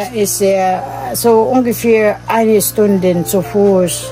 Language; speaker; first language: German; non-native, learner; Filipino